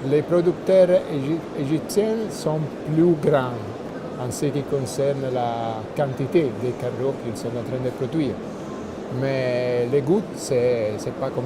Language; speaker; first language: French; non-native, fluent; Italian